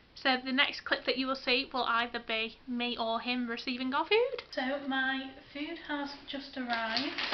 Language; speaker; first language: English; native; English